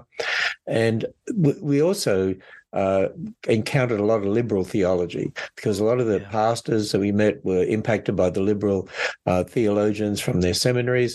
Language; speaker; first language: English; native; English